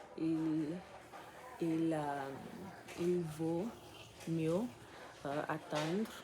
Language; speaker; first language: French; non-native, learner; English